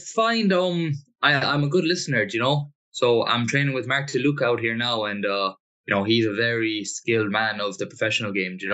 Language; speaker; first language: English; native; English